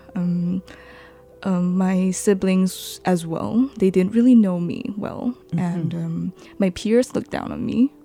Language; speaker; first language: English; non-native, local second language; Chinese